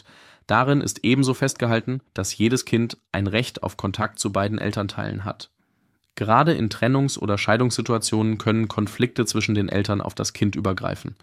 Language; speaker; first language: German; native; German